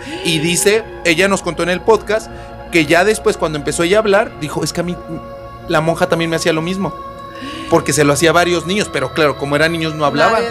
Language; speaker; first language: Spanish; native; Spanish